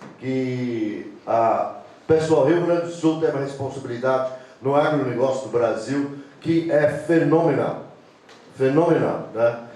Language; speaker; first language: Portuguese; non-native, fluent; English